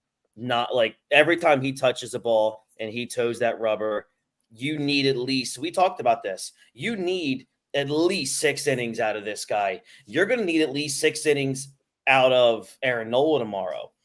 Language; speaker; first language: English; native; English